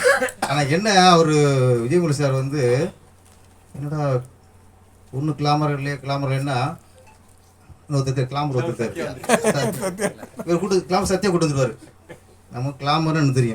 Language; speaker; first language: Tamil; native; Tamil